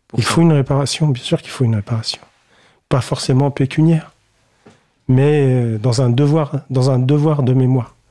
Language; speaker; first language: French; early bilingual, other home language; Kabyle